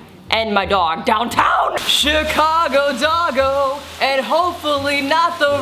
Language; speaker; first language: English; native; English